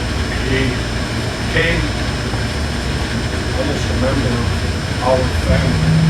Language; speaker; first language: English; native; English